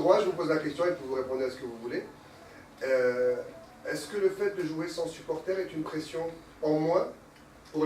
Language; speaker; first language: French; native; French